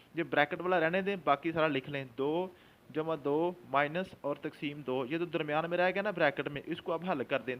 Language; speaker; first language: Urdu; non-native, local second language; Punjabi